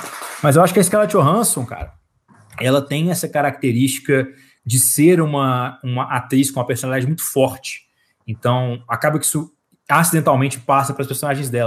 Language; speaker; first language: Portuguese; native; Portuguese